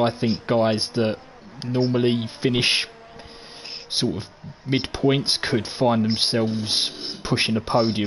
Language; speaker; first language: English; native; English